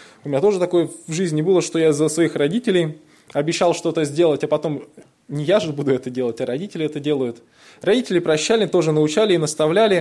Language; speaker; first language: Russian; native; Russian